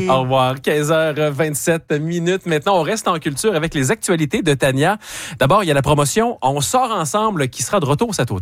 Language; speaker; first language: French; native; French